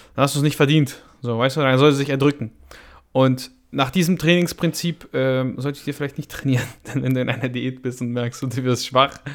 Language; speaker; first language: German; non-native, fluent; Russian